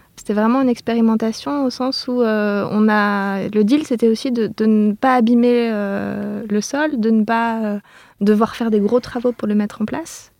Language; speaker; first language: French; native; French